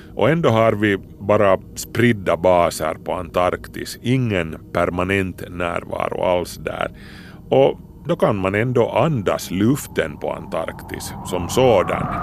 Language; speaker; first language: Swedish; native; Swedish